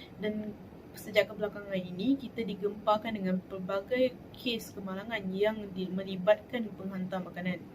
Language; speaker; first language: Malay; native; Malay